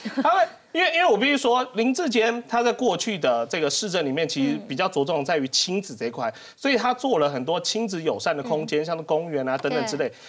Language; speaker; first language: Chinese; native; Chinese